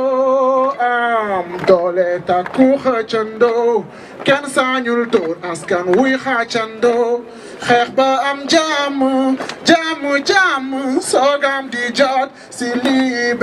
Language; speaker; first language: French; non-native, local second language; Wolof